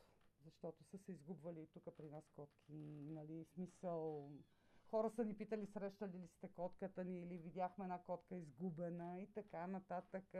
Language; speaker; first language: Bulgarian; native; Bulgarian